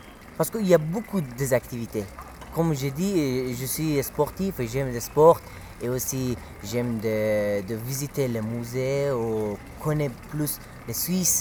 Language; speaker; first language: French; non-native, learner; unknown